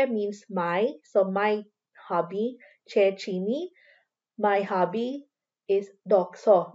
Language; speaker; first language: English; non-native, local second language; Filipino